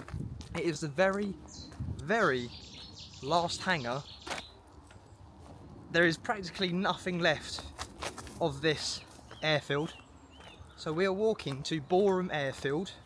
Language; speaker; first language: English; native; English